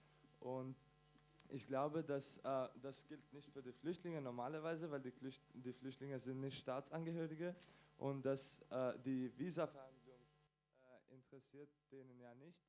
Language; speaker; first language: German; non-native, fluent; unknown